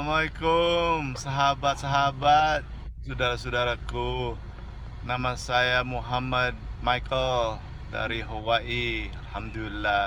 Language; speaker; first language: Indonesian; early bilingual, heritage; English